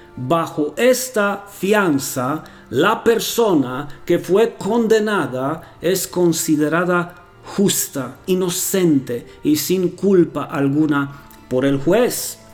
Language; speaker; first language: Spanish; non-native, fluent; Romanian